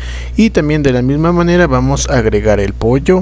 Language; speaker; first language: Spanish; native; Spanish